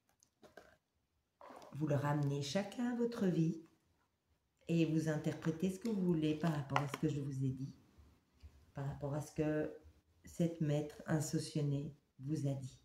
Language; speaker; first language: French; native; French